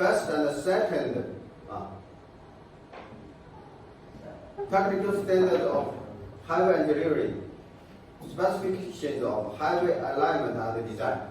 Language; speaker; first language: English; non-native, fluent; Chinese